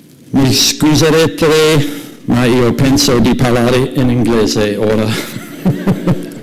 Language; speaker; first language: Italian; non-native, learner; English